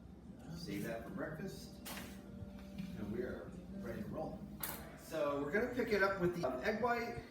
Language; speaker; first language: English; native; English